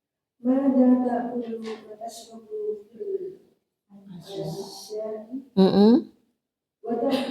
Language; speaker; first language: Arabic; non-native, learner; Indonesian